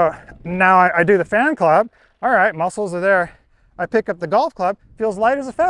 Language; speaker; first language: English; native; English